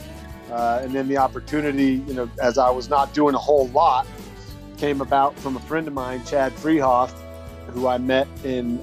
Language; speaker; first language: English; native; English